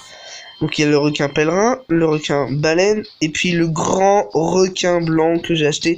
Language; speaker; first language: French; native; French